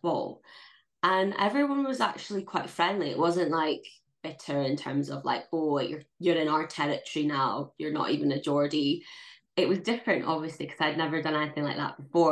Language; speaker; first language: English; native; English